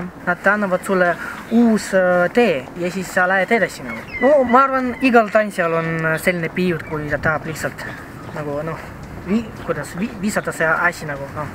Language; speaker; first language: Estonian; non-native, local second language; Russian